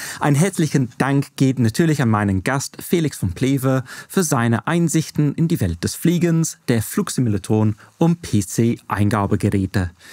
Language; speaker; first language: German; non-native, fluent; English